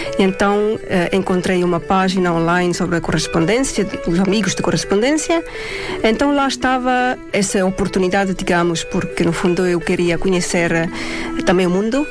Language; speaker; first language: Portuguese; non-native, fluent; Estonian